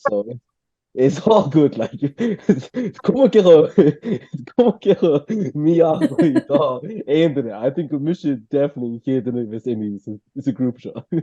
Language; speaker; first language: Irish; native; Irish